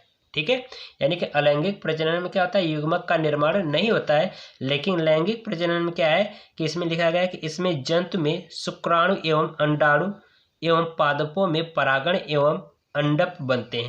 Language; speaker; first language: Hindi; native; Hindi